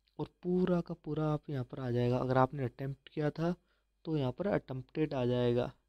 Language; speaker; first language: Hindi; native; Hindi